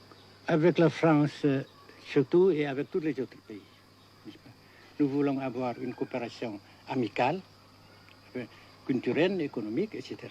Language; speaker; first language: French; non-native, local second language; Vietnamese